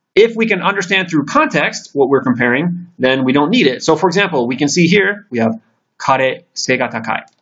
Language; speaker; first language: English; native; English